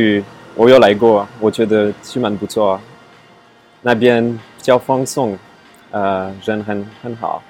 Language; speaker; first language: Chinese; non-native, fluent; French